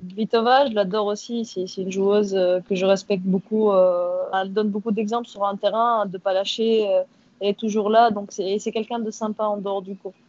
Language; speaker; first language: French; non-native, local second language; Arabic